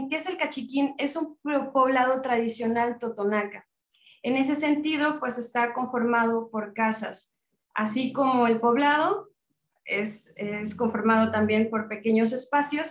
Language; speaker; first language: Spanish; native; Spanish